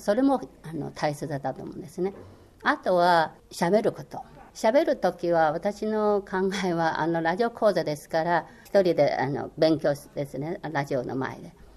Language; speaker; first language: Japanese; non-native, fluent; Chinese